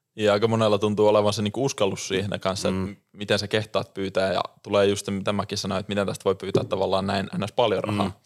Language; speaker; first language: Finnish; native; Finnish